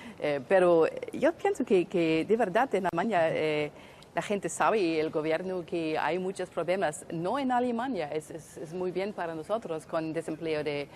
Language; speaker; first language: Spanish; non-native, fluent; German